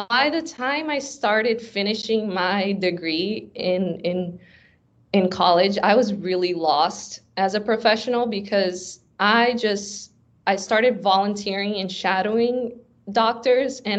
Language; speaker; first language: English; early bilingual, other home language; Portuguese